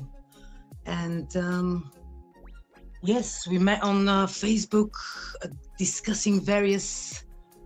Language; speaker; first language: English; non-native, fluent; Bulgarian